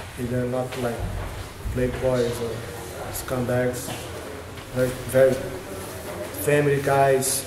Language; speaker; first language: English; non-native, learner; Portuguese